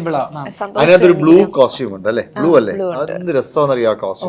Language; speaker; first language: Malayalam; native; Malayalam